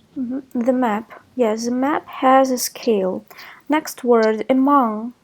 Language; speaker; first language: English; non-native, fluent; Russian